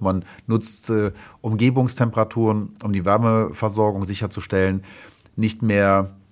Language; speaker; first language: German; native; German